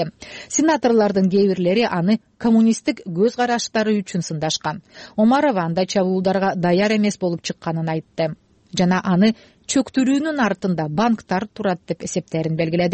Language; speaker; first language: Kyrgyz; native; Kyrgyz